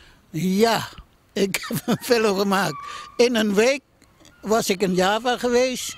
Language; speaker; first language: Dutch; non-native, fluent; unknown